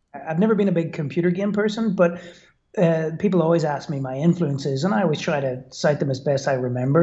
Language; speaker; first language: English; native; English